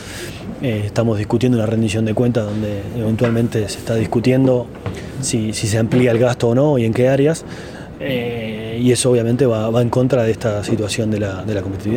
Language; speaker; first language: Spanish; native; Spanish